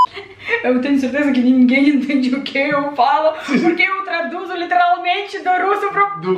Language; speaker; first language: Portuguese; non-native, learner; Russian